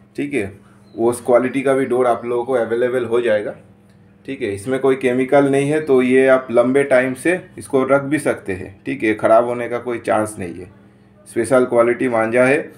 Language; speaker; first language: Hindi; non-native, local second language; Bangla